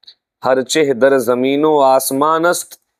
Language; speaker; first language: Persian; non-native, fluent; Urdu